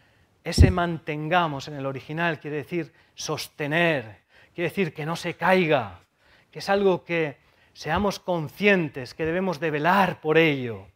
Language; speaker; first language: Spanish; native; Spanish